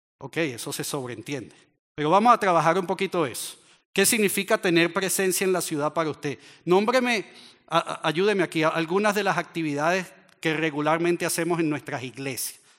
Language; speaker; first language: Spanish; native; Spanish